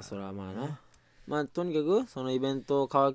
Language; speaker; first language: Japanese; native; Japanese